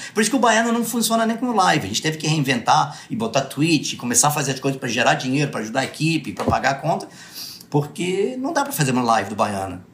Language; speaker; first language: Portuguese; early bilingual, other home language; English